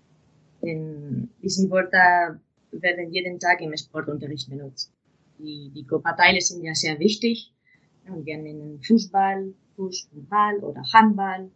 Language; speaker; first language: German; non-native, fluent; Spanish